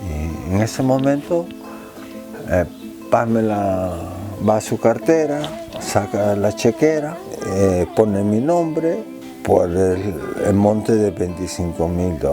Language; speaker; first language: Spanish; early bilingual, heritage; Spanish